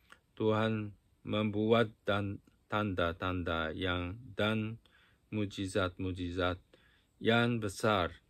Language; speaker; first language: Indonesian; non-native, fluent; Japanese